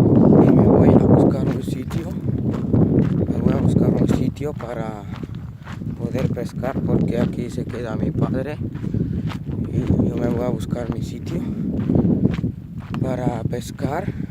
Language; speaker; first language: Spanish; non-native, local second language; Catalan